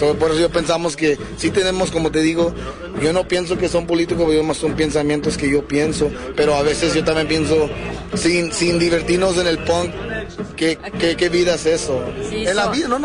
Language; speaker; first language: Spanish; early bilingual, heritage; English